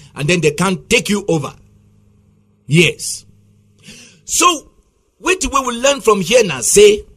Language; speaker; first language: Nigerian Pidgin; native; Nigerian Pidgin